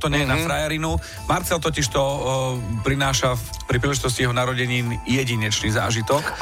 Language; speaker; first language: Slovak; native; Slovak